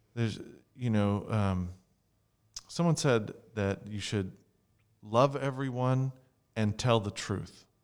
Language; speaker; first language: English; native; English